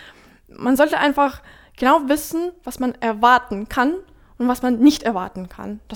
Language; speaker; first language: German; non-native, fluent; Ukrainian